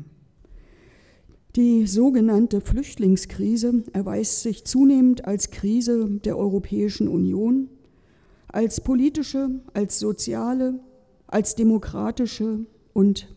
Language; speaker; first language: German; native; German